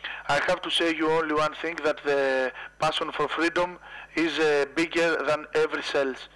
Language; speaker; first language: English; non-native, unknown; Greek